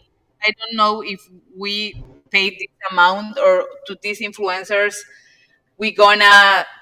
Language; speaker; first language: English; non-native, learner; Spanish